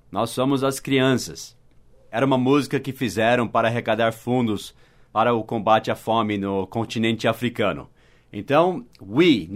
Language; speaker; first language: Portuguese; non-native, fluent; English